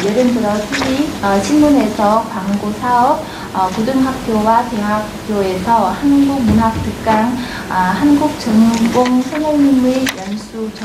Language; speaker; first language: Korean; non-native, fluent; Vietnamese